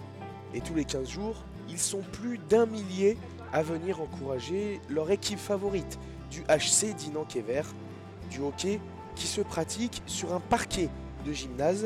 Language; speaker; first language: French; native; French